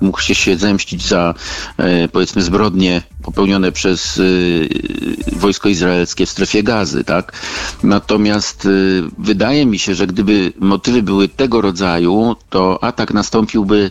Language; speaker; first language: Polish; native; Polish